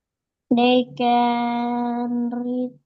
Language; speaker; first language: English; non-native, learner; Indonesian